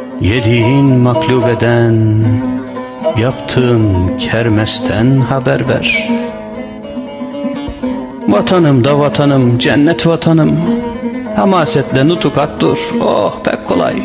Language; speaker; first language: Turkish; native; Turkish